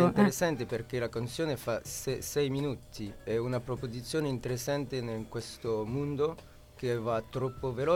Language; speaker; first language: Italian; non-native, learner; French